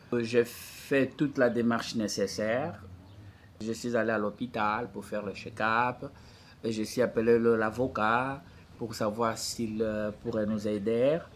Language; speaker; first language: French; non-native, fluent; Portuguese